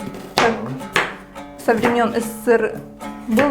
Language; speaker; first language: Russian; non-native, fluent; Uzbek